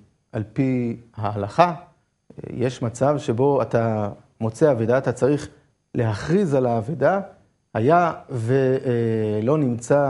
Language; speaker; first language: Hebrew; native; Hebrew